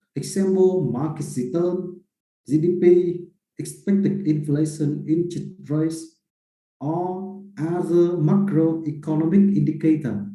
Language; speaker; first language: English; non-native, fluent; Vietnamese